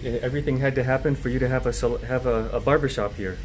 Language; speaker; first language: English; native; English